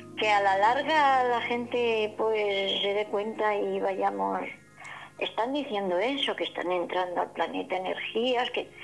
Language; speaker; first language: Spanish; native; Spanish